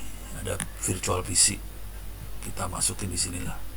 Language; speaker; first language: Indonesian; native; Indonesian